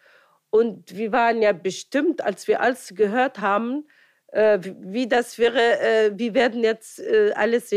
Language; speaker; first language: German; non-native, fluent; Arabic